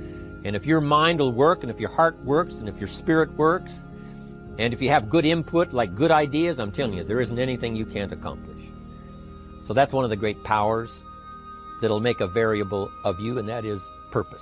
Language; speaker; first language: English; native; English